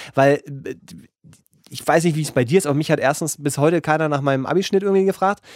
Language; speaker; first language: German; native; German